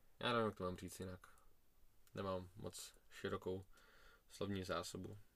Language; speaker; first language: Czech; early bilingual, other home language; Russian